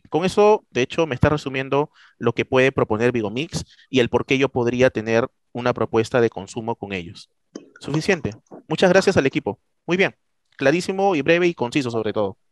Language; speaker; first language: Spanish; native; Spanish